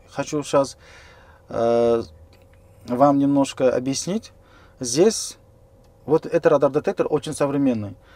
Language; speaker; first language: Russian; non-native, local second language; Uzbek